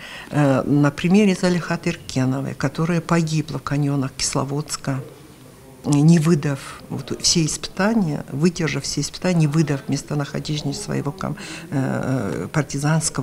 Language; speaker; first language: Russian; non-native, local second language; Karachay-Balkar